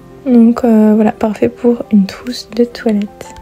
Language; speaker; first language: French; native; French